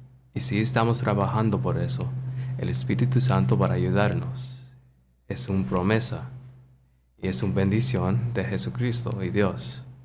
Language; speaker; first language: Spanish; non-native, learner; English